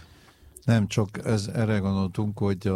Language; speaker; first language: Hungarian; non-native, learner; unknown